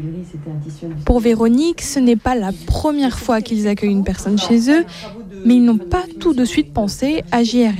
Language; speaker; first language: French; native; French